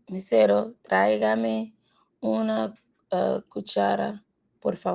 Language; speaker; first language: Spanish; non-native, learner; English